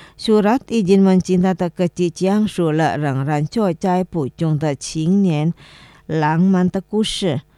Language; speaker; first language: Chinese; non-native, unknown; Indonesian